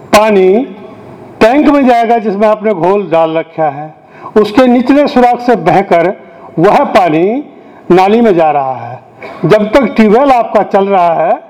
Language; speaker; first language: Hindi; native; Hindi